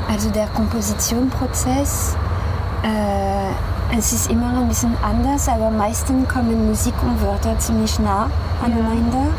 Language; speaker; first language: German; non-native, fluent; French